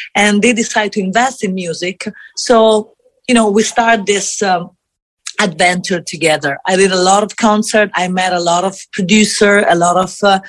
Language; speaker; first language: English; non-native, fluent; Italian